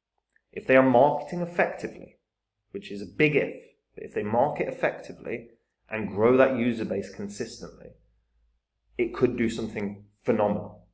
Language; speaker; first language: English; native; English